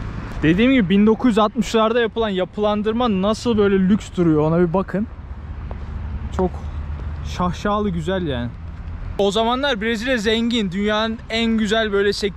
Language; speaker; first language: Turkish; native; Turkish